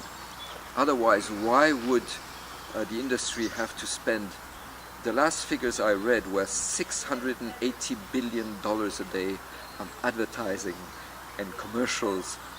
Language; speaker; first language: English; non-native, fluent; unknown